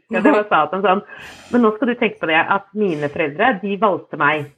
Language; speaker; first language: Norwegian; native; Norwegian